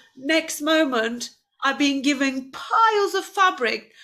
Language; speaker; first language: English; non-native, fluent; Turkish